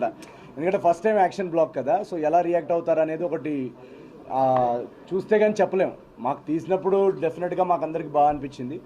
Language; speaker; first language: Telugu; native; Telugu